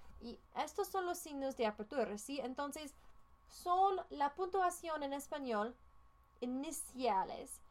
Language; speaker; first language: Spanish; non-native, fluent; English